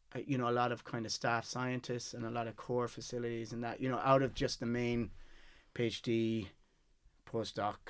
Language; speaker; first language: English; native; English